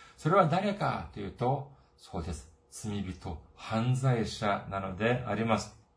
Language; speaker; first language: Japanese; non-native, fluent; Korean